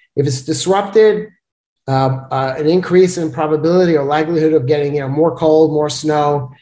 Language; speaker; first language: English; native; English